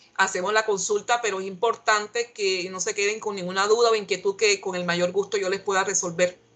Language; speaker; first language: Spanish; native; Spanish